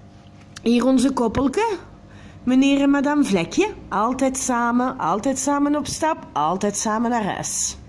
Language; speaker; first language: Dutch; non-native, local second language; French